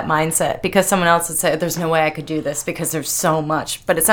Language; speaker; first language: English; native; English